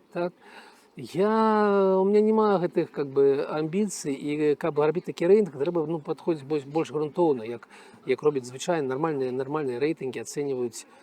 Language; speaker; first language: Belarusian; non-native, local second language; Russian